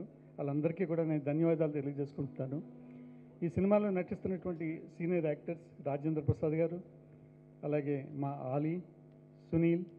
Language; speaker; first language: Telugu; native; Telugu